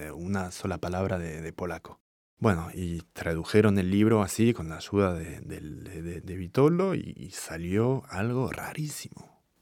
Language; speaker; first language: Spanish; non-native, fluent; French